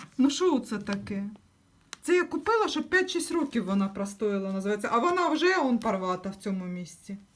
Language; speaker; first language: Ukrainian; non-native, local second language; Russian